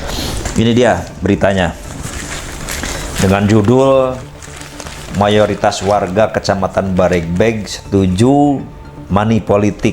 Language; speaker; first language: Indonesian; native; Indonesian